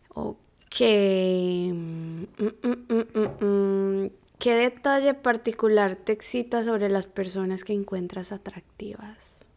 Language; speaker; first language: Spanish; native; Spanish